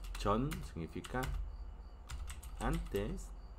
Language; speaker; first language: Spanish; non-native, fluent; Korean